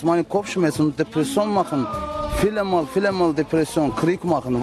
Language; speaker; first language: German; non-native, learner; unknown